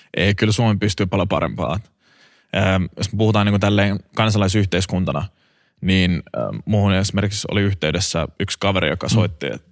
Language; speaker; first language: Finnish; native; Finnish